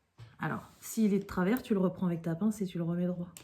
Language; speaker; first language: French; native; French